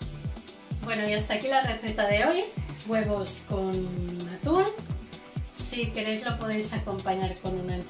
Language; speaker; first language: Spanish; native; Spanish